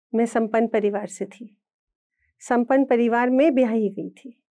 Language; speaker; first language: Hindi; native; Hindi